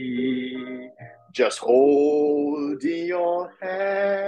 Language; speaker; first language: English; non-native, local second language; Igbo